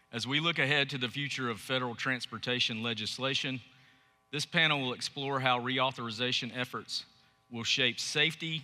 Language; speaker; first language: English; native; English